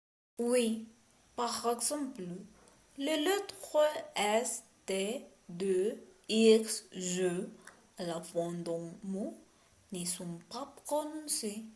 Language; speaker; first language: French; non-native, learner; Spanish